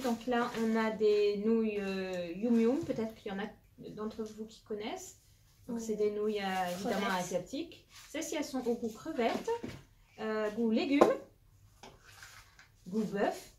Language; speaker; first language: French; native; French